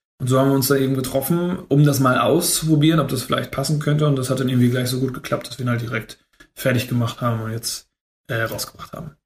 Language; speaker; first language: German; native; German